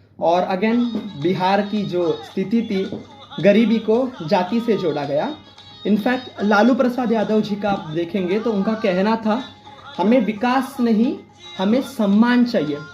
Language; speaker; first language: Hindi; non-native, local second language; Marathi